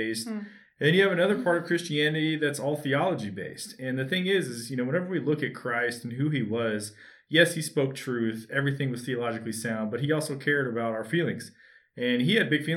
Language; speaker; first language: English; native; English